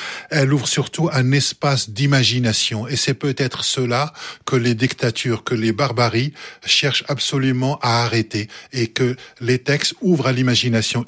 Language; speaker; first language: French; early bilingual, other home language; Arabic